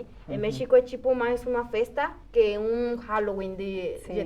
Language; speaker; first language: Portuguese; non-native, fluent; Spanish